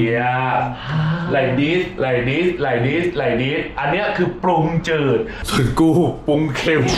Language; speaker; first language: Thai; native; Thai